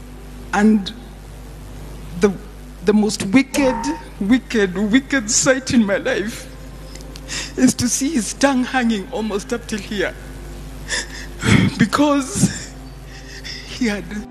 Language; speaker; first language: English; non-native, local second language; Swahili